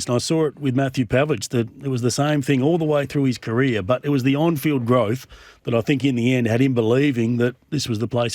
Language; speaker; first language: English; native; English